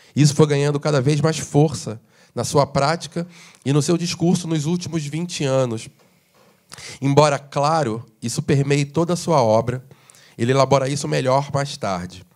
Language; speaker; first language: Portuguese; native; Portuguese